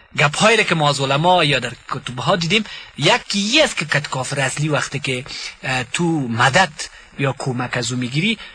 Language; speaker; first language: Persian; native; Persian